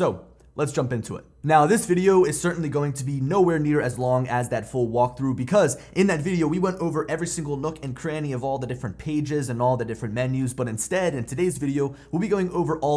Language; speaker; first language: English; native; English